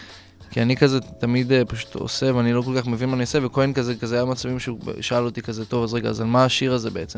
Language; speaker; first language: Hebrew; native; Hebrew